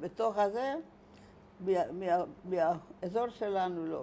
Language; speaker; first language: Hebrew; non-native, fluent; Hungarian